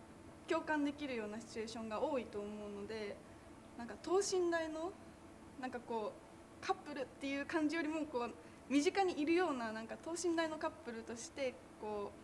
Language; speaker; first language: Japanese; native; Japanese